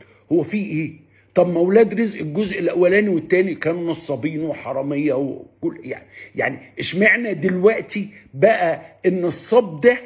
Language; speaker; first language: Arabic; native; Arabic